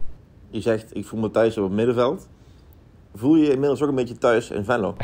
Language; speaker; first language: Dutch; native; Dutch